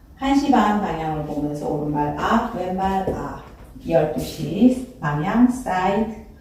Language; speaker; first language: Korean; native; Korean